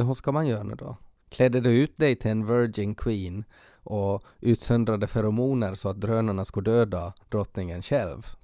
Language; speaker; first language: Swedish; native; Swedish